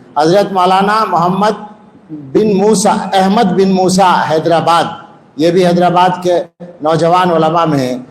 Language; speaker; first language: Urdu; non-native, local second language; Punjabi